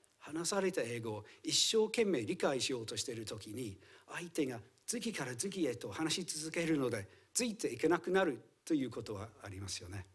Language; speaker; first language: Japanese; non-native, fluent; English